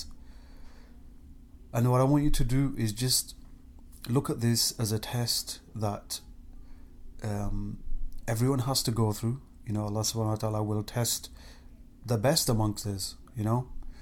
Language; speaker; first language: English; native; English